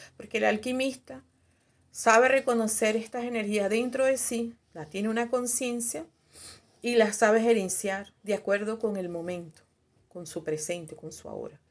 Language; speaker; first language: Spanish; native; Spanish